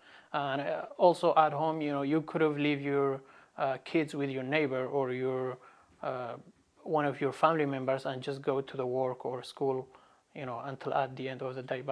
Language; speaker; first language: English; non-native, fluent; Arabic